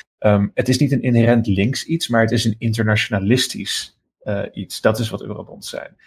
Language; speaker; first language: Dutch; native; Dutch